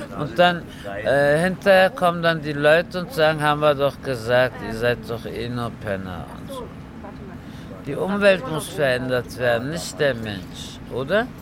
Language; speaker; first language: German; early bilingual, other home language; Turkish